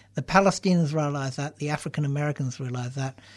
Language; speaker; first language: English; native; English